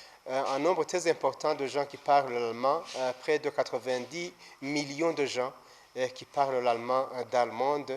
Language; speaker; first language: French; non-native, local second language; Rundi